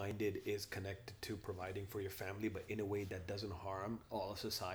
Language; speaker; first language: English; non-native, local second language; Hindi